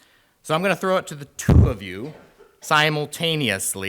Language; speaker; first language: English; native; English